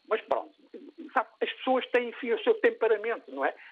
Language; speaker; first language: Portuguese; native; Portuguese